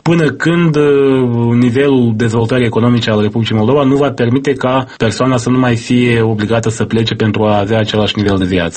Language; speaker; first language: Romanian; native; Romanian